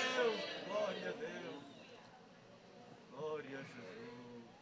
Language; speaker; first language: Portuguese; native; Portuguese